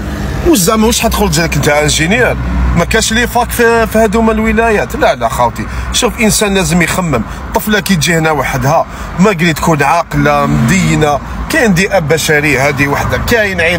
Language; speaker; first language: Arabic; native; Arabic